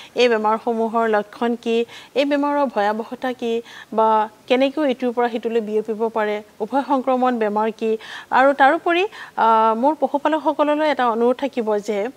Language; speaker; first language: Assamese; native; Assamese